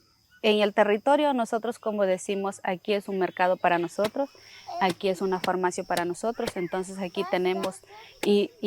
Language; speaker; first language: Spanish; non-native, local second language; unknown